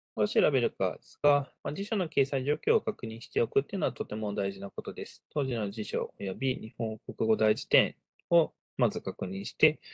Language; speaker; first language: Japanese; native; Japanese